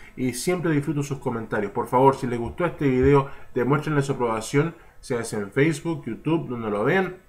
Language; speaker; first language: Spanish; early bilingual, heritage; Spanish